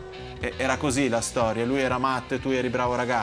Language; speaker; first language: Italian; native; Italian